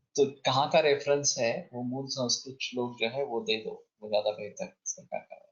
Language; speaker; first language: Hindi; non-native, local second language; Marathi